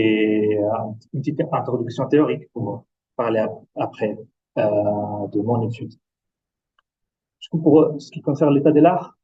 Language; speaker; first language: French; non-native, fluent; Italian